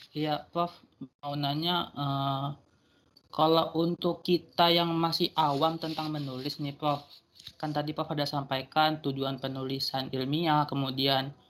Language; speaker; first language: Indonesian; native; Indonesian